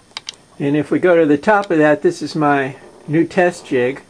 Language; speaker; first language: English; native; English